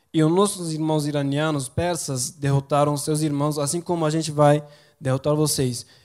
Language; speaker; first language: Portuguese; non-native, fluent; Turkish